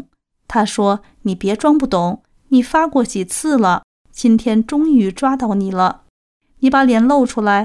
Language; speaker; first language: Chinese; native; Chinese